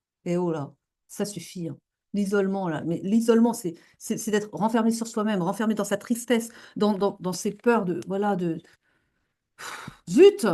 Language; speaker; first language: French; native; French